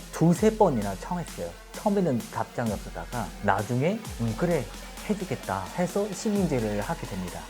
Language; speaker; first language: Korean; non-native, fluent; Khmer